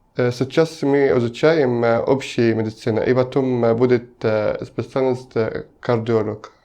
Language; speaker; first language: Russian; non-native, learner; Arabic